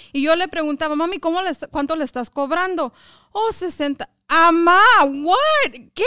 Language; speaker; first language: Spanish; early bilingual, heritage; Spanish